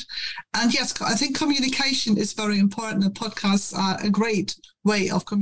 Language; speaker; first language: English; non-native, fluent; German